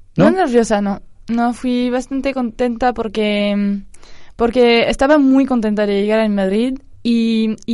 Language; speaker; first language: Spanish; non-native, fluent; French